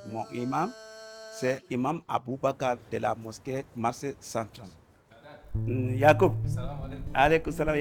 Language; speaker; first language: French; non-native, local second language; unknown